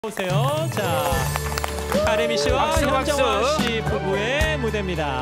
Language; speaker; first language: Korean; native; Korean